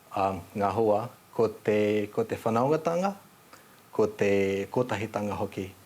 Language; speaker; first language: Māori; non-native, fluent; Nepali